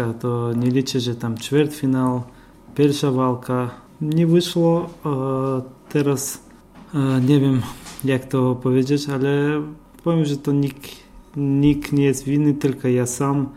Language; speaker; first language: Polish; non-native, fluent; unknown